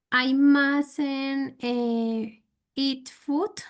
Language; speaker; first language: English; non-native, learner; Spanish